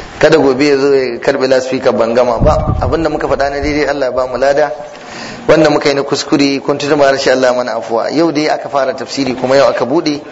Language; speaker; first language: Hausa; native; Hausa